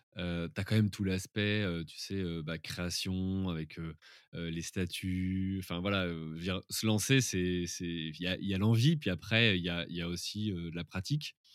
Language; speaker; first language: French; native; French